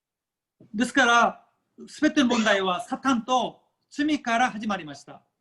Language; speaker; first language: Japanese; non-native, fluent; Korean